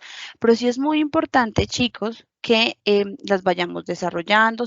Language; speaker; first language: Spanish; native; Spanish